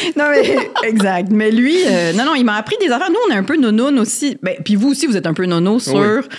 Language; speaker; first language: French; native; French